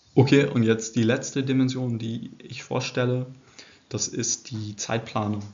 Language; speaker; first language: German; early bilingual, heritage; English